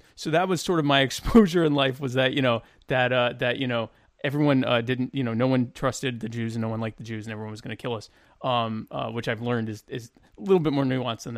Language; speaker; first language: English; native; English